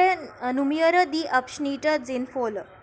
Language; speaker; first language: German; non-native, learner; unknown